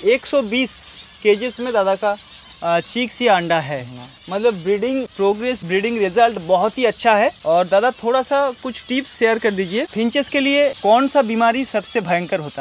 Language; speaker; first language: Hindi; non-native, local second language; Bangla